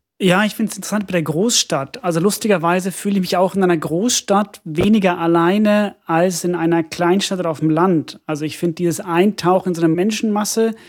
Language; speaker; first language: German; non-native, fluent; Finnish